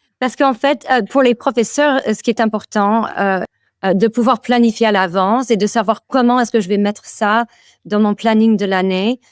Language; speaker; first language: French; non-native, fluent; English